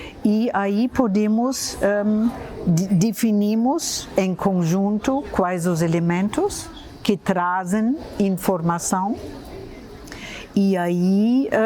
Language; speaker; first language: Portuguese; non-native, fluent; German